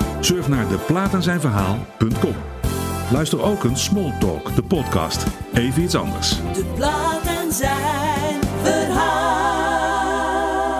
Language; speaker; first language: Dutch; native; Dutch